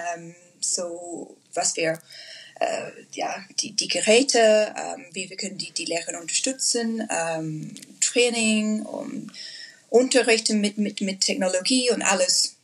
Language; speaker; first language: German; non-native, learner; English